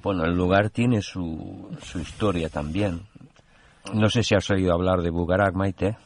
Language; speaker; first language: Spanish; non-native, local second language; Catalan